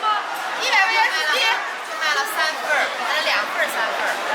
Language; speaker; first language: Chinese; native; Chinese